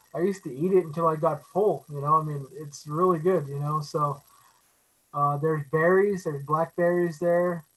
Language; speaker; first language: English; native; English